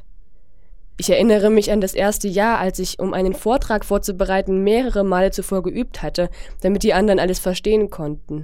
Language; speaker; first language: German; non-native, fluent; Chinese